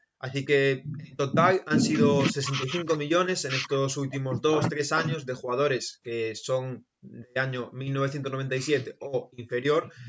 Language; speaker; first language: Spanish; native; Spanish